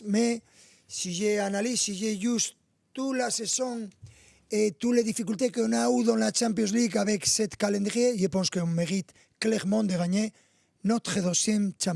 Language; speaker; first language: French; non-native, fluent; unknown